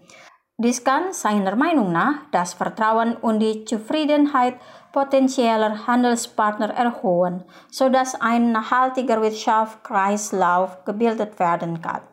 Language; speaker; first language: German; non-native, fluent; Indonesian